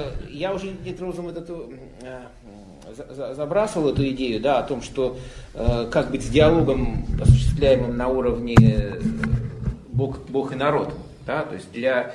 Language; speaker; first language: Russian; native; Russian